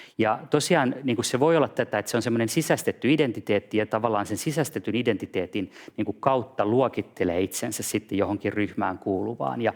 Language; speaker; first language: Finnish; non-native, local second language; Swedish